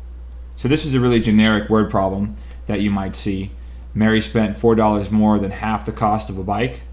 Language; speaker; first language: English; native; English